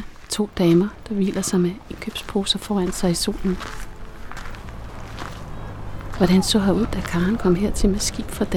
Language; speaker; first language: Danish; native; Danish